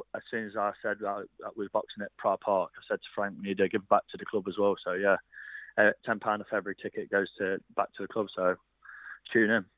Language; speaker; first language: English; native; English